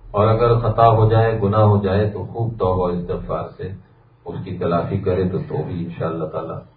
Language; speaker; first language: Urdu; native; Urdu